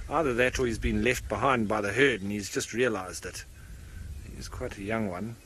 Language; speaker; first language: English; native; English